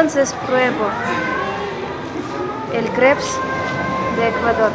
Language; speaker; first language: Spanish; non-native, fluent; Ukrainian